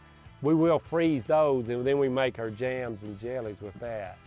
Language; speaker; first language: English; native; English